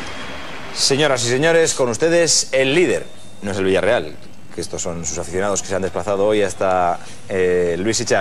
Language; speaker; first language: Spanish; native; Spanish